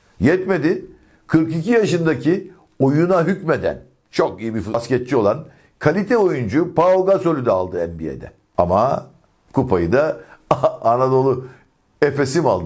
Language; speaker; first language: Turkish; native; Turkish